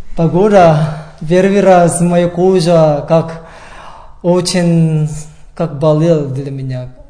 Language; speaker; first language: Russian; non-native, learner; Indonesian